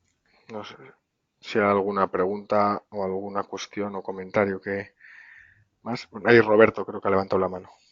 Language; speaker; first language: Spanish; native; Spanish